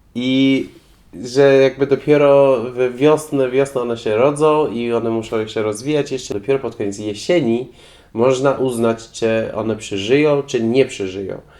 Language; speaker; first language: Polish; non-native, fluent; Persian